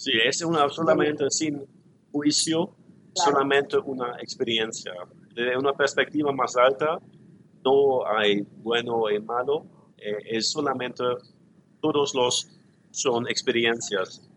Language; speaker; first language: Spanish; non-native, learner; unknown